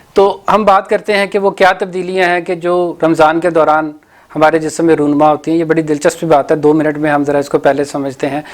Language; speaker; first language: Urdu; non-native, local second language; Punjabi